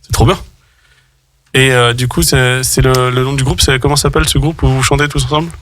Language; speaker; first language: French; native; French